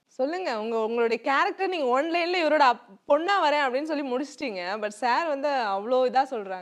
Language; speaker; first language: Tamil; native; Tamil